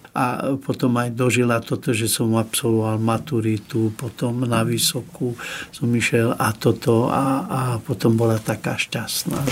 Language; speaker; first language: Slovak; non-native, local second language; Hungarian